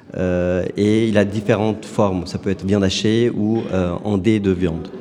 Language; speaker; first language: French; non-native, fluent; Turkish